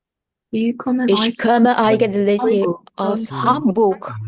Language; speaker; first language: German; non-native, learner; Korean